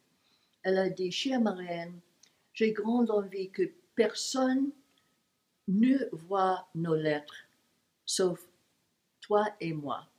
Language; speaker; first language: French; non-native, learner; English